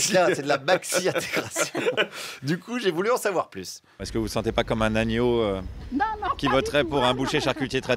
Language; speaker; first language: French; native; French